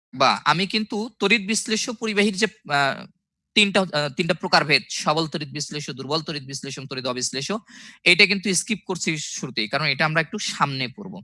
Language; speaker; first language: Bangla; native; Bangla